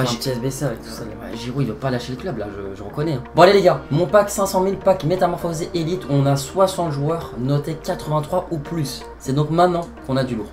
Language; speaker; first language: French; native; French